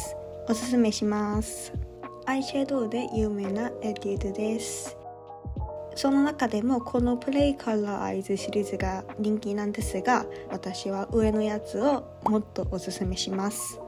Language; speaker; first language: Japanese; non-native, fluent; Korean